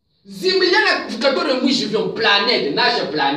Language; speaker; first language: Russian; non-native, fluent; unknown